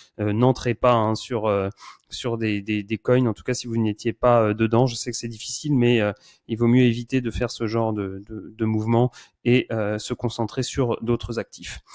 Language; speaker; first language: French; native; French